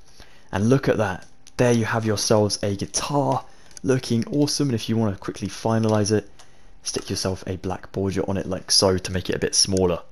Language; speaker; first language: English; native; English